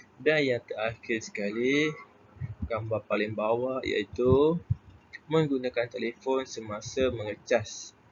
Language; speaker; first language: Malay; native; Malay